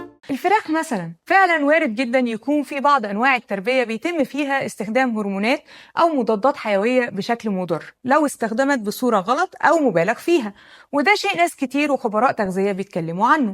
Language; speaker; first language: Arabic; native; Arabic